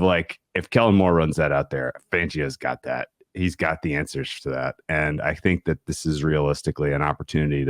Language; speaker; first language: English; native; English